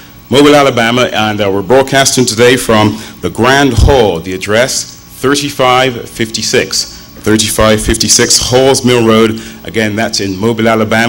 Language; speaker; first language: English; native; English